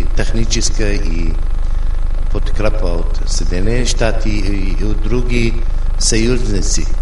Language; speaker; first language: Bulgarian; non-native, fluent; Arabic